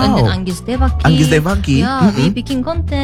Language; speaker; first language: English; non-native, learner; Korean